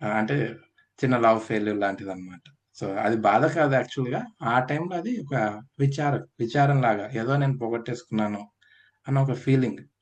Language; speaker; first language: Telugu; native; Telugu